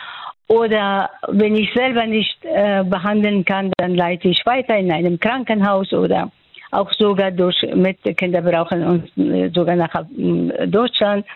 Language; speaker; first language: German; non-native, fluent; Persian